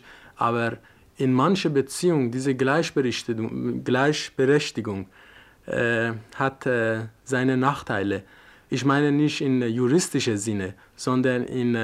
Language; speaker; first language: German; non-native, fluent; Persian